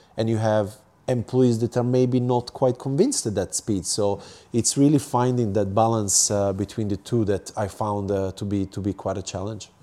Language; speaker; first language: English; non-native, fluent; Serbian